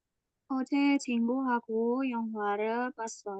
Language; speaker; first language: Korean; non-native, learner; Indonesian